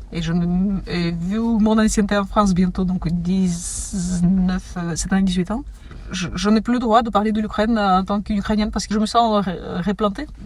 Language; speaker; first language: French; non-native, fluent; Ukrainian